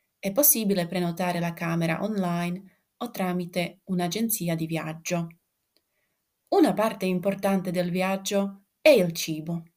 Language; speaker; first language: Italian; non-native, fluent; Slovak